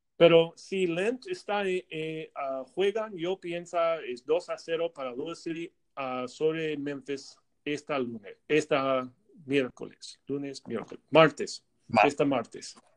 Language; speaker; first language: Spanish; non-native, learner; English